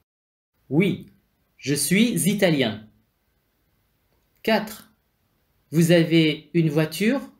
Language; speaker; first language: French; non-native, fluent; Vietnamese